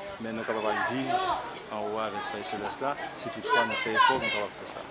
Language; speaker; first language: French; non-native, local second language; Haitian Creole